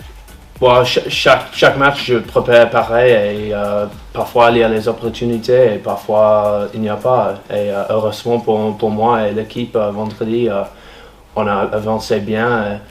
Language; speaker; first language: French; non-native, fluent; English